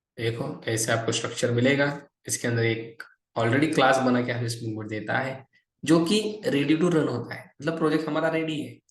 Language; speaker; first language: Hindi; non-native, local second language; Marathi